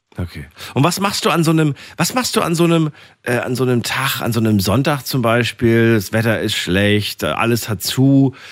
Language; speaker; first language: German; native; German